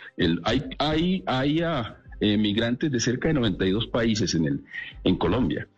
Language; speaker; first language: Spanish; native; Spanish